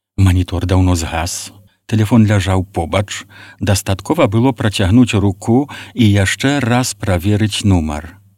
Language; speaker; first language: Belarusian; native; Belarusian